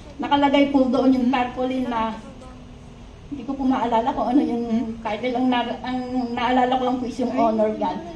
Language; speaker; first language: Filipino; native; Filipino